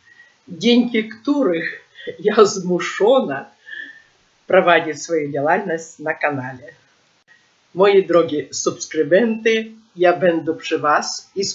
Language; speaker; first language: Polish; non-native, learner; Ukrainian